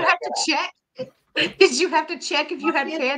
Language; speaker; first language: English; native; English